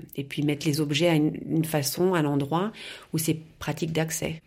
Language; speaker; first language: French; native; French